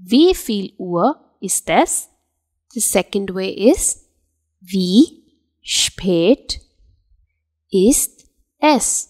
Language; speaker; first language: German; non-native, fluent; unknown